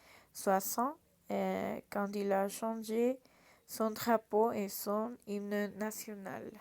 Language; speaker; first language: French; non-native, learner; Portuguese